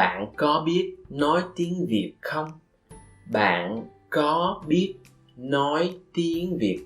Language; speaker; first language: Vietnamese; non-native, fluent; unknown